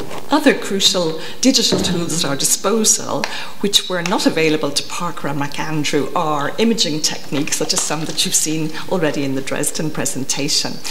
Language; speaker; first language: English; native; English